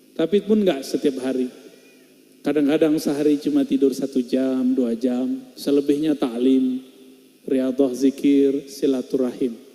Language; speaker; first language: Indonesian; non-native, local second language; Minangkabau